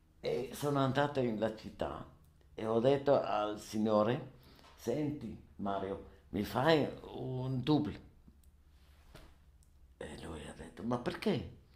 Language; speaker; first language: Italian; non-native, learner; German